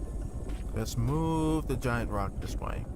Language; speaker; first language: English; native; English